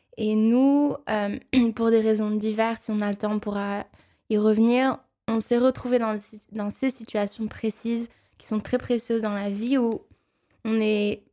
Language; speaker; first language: French; non-native, local second language; Arabic